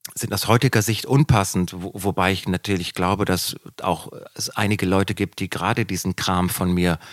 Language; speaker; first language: German; native; German